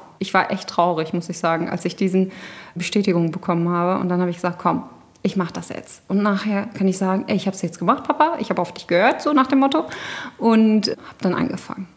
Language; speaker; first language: German; early bilingual, other home language; Turkish